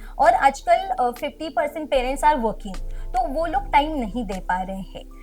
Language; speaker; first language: Hindi; non-native, local second language; Marwari